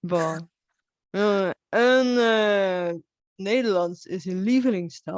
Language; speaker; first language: Dutch; non-native, fluent; Bulgarian